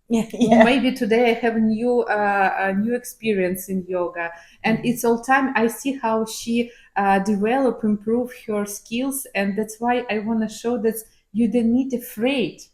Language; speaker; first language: English; non-native, learner; Ukrainian